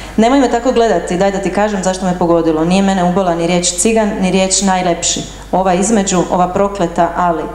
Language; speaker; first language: Croatian; native; Croatian